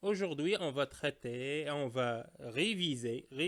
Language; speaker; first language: French; non-native, local second language; Arabic